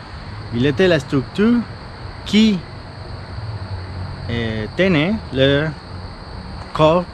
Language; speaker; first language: French; non-native, fluent; Spanish